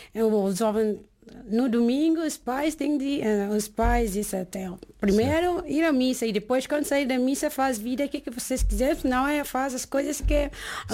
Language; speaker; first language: Portuguese; non-native, learner; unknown